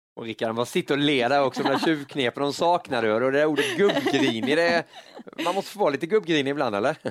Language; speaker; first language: Swedish; native; Swedish